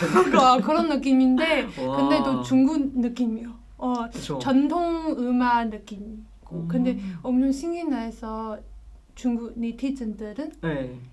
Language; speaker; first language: Korean; non-native, learner; Chinese